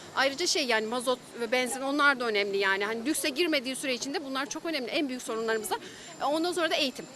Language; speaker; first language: Turkish; native; Turkish